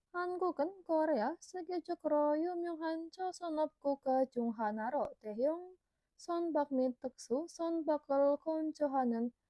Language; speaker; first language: Korean; non-native, fluent; Indonesian